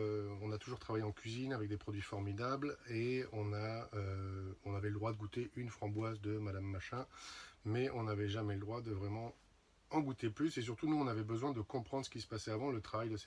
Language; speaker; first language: French; native; French